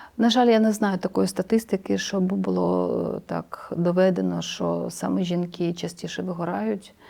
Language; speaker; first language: Ukrainian; native; Ukrainian